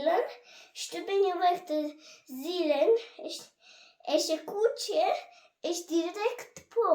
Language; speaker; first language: Albanian; early bilingual, heritage; Albanian